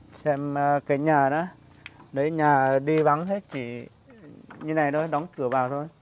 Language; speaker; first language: Vietnamese; non-native, local second language; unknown